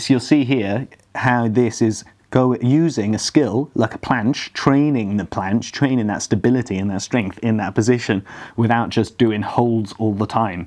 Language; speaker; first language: English; native; English